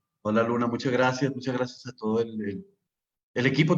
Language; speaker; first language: Spanish; native; Spanish